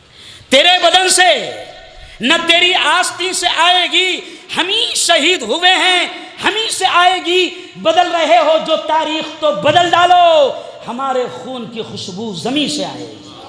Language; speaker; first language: Urdu; native; Urdu